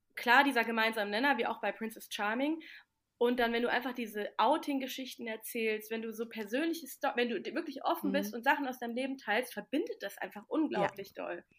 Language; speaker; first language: German; native; German